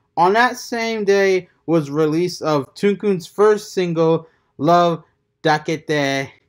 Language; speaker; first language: English; native; English